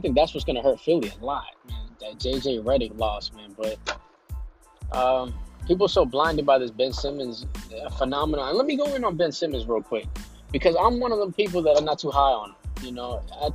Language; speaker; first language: English; native; English